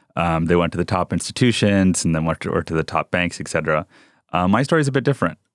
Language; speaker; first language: English; early bilingual, other home language; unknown